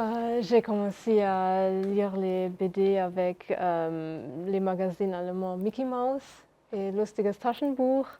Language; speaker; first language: French; non-native, local second language; Luxembourgish